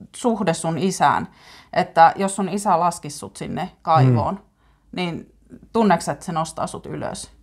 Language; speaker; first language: Finnish; native; Finnish